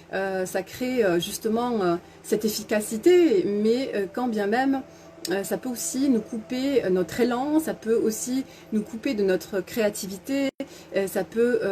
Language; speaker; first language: French; native; French